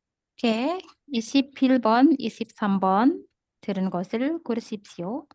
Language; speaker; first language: Korean; non-native, fluent; Indonesian